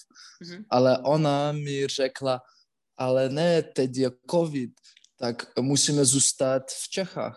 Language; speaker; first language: Czech; non-native, learner; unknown